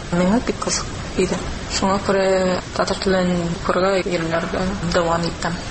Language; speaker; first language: Tatar; non-native, fluent; English